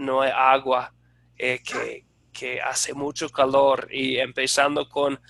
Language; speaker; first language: Spanish; non-native, fluent; English